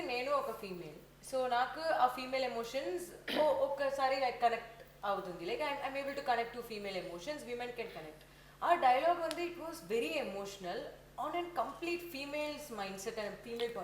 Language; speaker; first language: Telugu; non-native, learner; Tamil